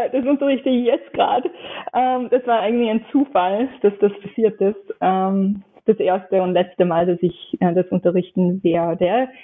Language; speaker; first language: German; non-native, fluent; English